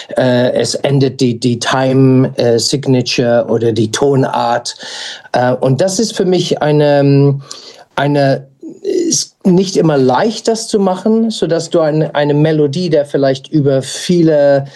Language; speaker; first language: German; non-native, fluent; English